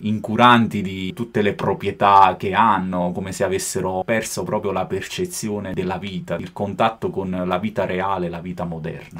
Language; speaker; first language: Italian; native; Italian